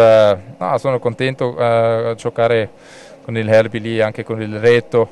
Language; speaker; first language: Italian; non-native, local second language; German